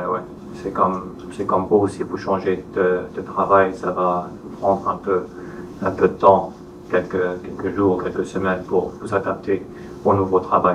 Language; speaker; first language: French; non-native, fluent; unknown